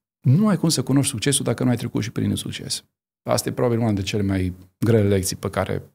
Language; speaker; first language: Romanian; native; Romanian